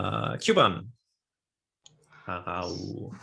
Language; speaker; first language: Japanese; non-native, fluent; English